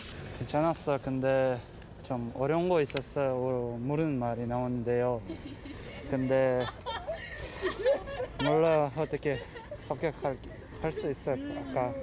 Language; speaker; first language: Korean; non-native, learner; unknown